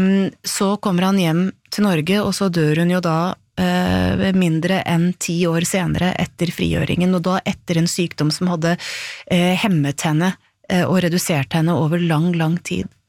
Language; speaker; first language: Norwegian; native; Norwegian